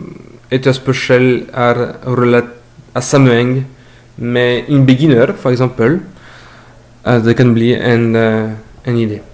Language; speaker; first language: Norwegian; non-native, fluent; French